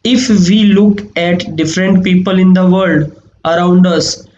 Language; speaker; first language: English; non-native, local second language; Gujarati